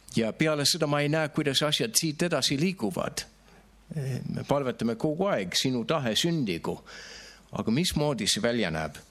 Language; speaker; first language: Estonian; non-native, fluent; English